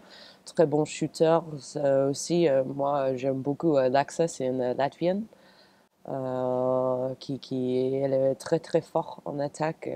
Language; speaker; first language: French; non-native, fluent; English